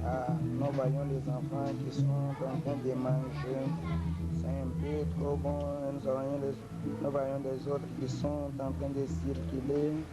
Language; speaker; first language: French; non-native, local second language; Swahili